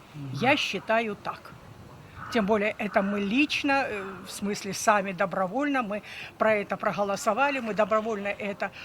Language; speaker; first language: Russian; native; Russian